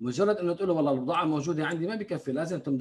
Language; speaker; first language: Arabic; native; Arabic